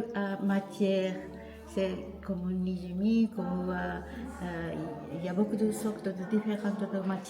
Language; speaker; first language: French; non-native, learner; Japanese